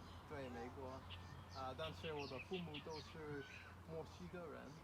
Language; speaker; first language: Chinese; non-native, learner; English